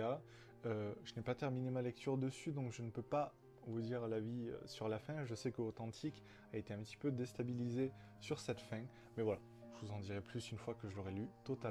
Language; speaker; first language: French; native; French